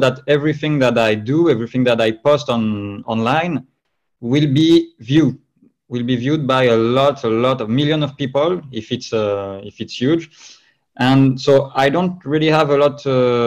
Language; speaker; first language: English; non-native, fluent; French